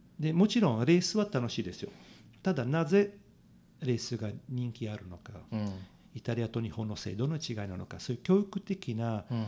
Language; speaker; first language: Japanese; non-native, fluent; Italian